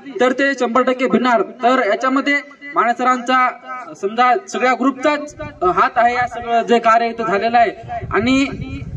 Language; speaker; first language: Marathi; non-native, local second language; Lambadi